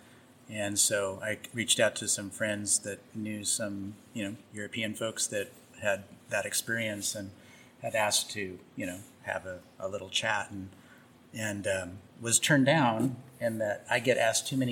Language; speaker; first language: English; native; English